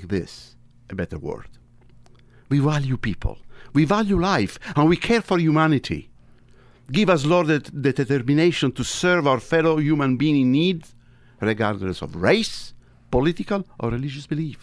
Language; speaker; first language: English; non-native, fluent; Italian